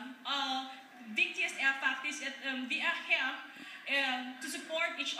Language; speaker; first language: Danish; non-native, fluent; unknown